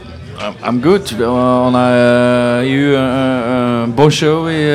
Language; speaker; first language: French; non-native, local second language; Dutch